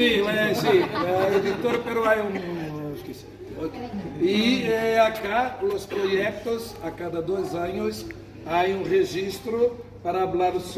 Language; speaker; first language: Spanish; non-native, learner; Portuguese